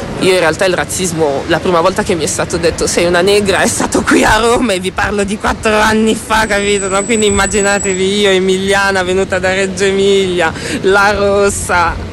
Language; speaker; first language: Italian; early bilingual, other home language; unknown